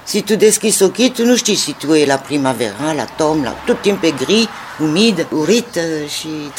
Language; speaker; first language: Romanian; non-native, learner; French